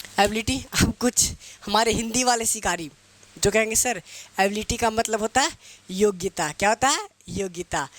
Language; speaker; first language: Hindi; native; Hindi